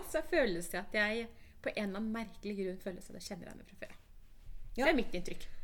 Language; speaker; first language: Norwegian; early bilingual, other home language; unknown